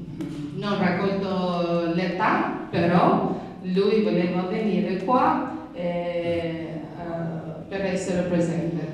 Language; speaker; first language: Italian; non-native, learner; Albanian